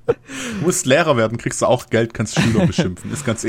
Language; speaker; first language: German; native; German